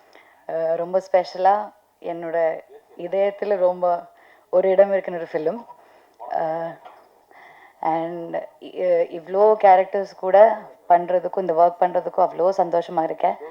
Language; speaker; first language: Tamil; non-native, learner; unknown